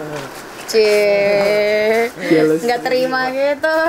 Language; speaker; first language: Indonesian; native; Indonesian